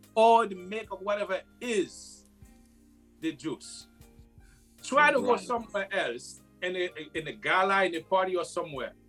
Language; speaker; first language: English; non-native, fluent; Haitian Creole